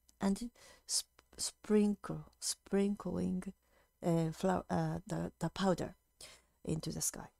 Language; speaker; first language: English; non-native, fluent; Japanese